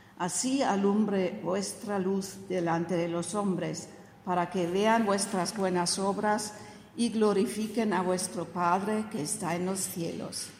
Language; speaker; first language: Spanish; non-native, fluent; German